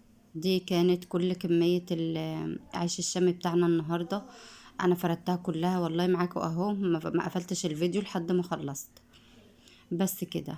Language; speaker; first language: Arabic; native; Arabic